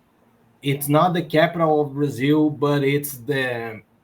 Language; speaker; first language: English; non-native, learner; Portuguese